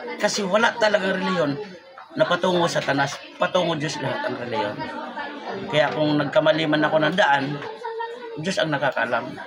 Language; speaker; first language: Filipino; non-native, local second language; Waray